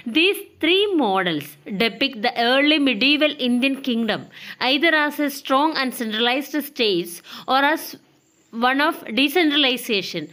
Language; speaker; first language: English; non-native, local second language; Malayalam